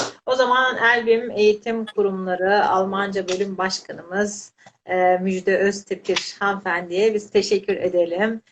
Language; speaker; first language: Turkish; native; Turkish